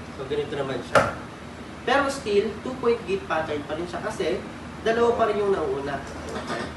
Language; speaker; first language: Filipino; native; Filipino